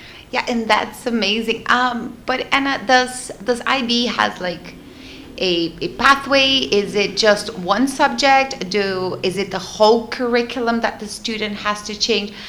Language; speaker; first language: English; non-native, fluent; Portuguese